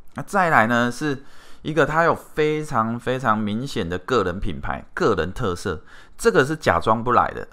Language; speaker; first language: Chinese; native; Chinese